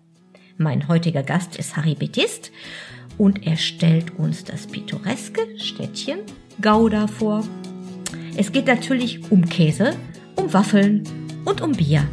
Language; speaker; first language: German; native; German